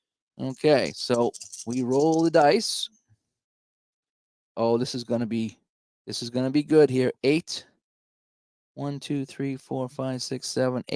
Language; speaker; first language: English; native; English